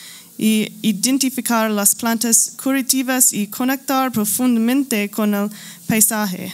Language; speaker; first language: Spanish; non-native, learner; English